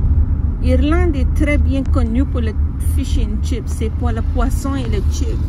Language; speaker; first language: French; non-native, learner; English